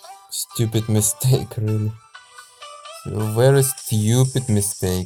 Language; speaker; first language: English; non-native, learner; Russian